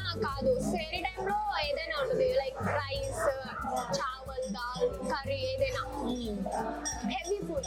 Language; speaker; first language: Telugu; non-native, learner; Hindi